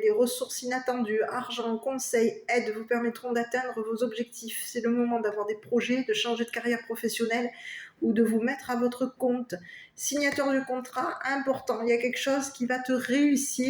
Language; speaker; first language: French; native; French